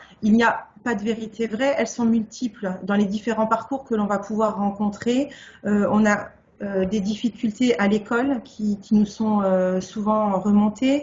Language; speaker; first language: French; native; French